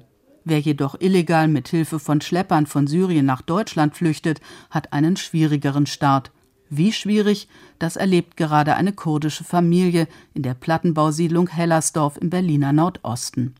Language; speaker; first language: German; native; German